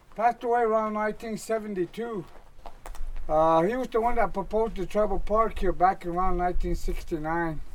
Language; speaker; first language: English; native; English